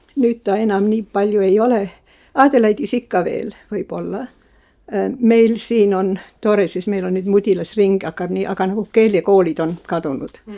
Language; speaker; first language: Estonian; early bilingual, heritage; Estonian